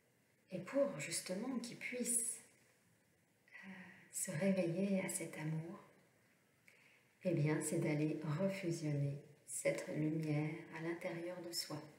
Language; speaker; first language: French; native; French